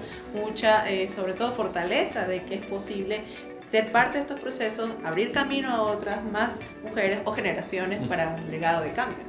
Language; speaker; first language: Spanish; native; Spanish